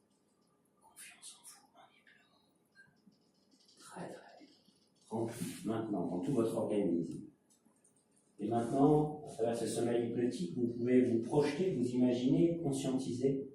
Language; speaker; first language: French; native; French